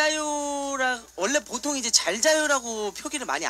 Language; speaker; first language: Korean; native; Korean